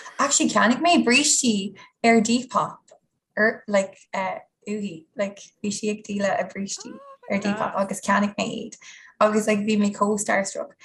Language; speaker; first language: Irish; non-native, local second language; English